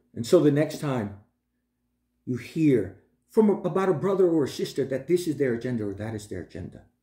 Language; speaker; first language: English; early bilingual, other home language; Spanish